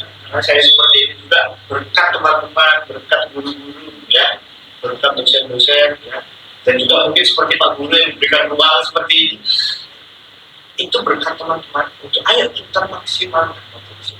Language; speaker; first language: Indonesian; native; Indonesian